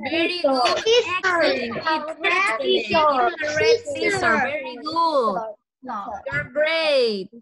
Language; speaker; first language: English; non-native, fluent; Spanish